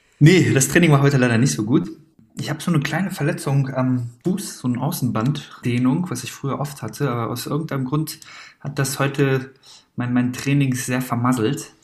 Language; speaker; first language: German; early bilingual, other home language; Persian